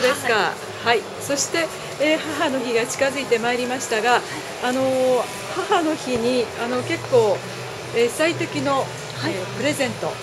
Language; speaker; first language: Japanese; native; Japanese